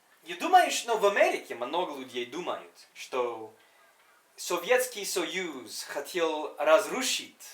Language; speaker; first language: Russian; non-native, fluent; English